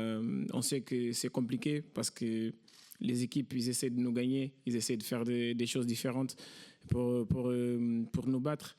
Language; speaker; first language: French; non-native, fluent; Portuguese